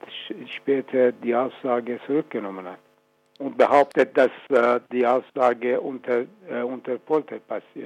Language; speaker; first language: German; non-native, fluent; Persian